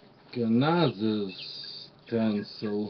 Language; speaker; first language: English; non-native, learner; Russian